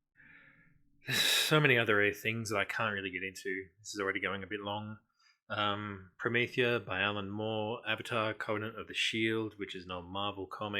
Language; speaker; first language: English; native; English